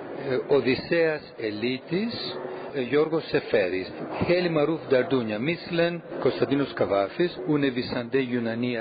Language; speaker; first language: Persian; non-native, learner; Greek